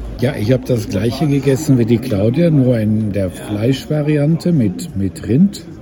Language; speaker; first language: German; native; German